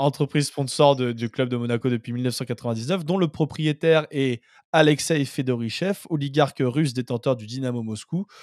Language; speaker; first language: French; native; French